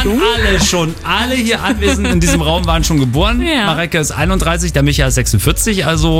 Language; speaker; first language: German; native; German